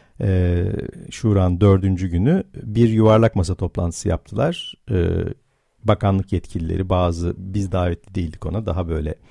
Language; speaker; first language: Turkish; native; Turkish